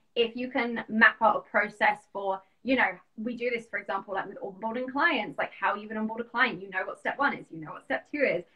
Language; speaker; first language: English; native; English